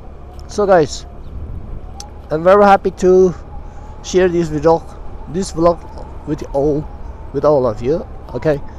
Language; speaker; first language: English; non-native, local second language; Tibetan